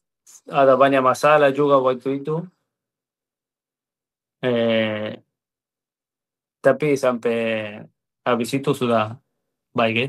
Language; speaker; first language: Indonesian; non-native, fluent; Spanish